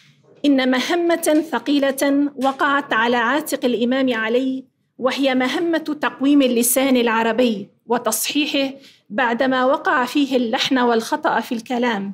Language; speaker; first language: Arabic; native; Arabic